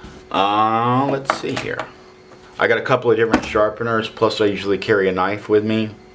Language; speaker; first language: English; native; English